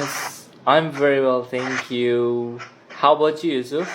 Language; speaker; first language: English; non-native, fluent; Indonesian